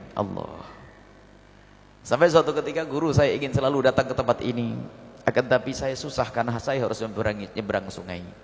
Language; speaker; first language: Indonesian; native; Indonesian